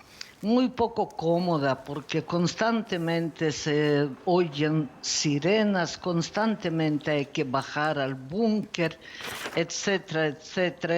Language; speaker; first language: Spanish; non-native, fluent; Ukrainian